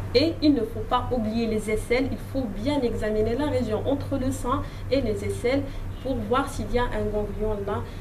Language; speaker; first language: French; non-native, local second language; Arabic